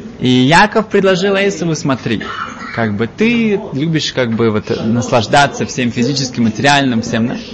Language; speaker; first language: Russian; early bilingual, heritage; Russian